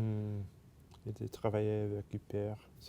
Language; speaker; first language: French; non-native, fluent; English